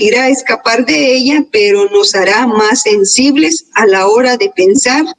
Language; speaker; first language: Spanish; native; Spanish